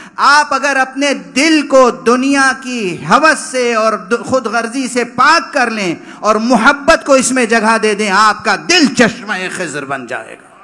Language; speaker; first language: Urdu; native; Urdu